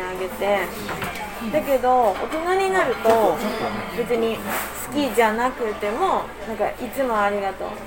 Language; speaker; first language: Japanese; native; Japanese